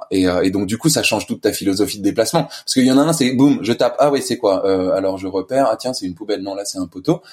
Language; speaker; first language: French; native; French